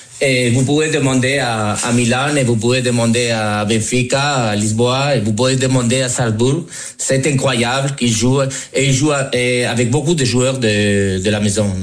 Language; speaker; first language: French; non-native, learner; Spanish